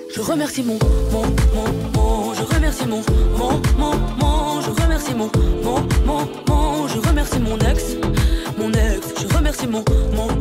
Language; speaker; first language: French; native; French